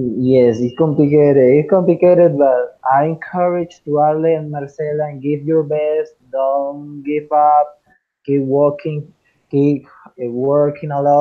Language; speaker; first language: English; non-native, fluent; Spanish